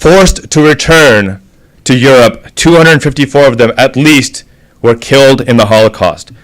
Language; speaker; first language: English; native; English